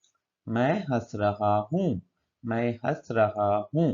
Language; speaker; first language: Hindi; non-native, local second language; Kannada